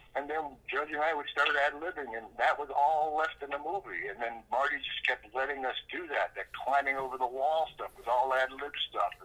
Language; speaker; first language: English; native; English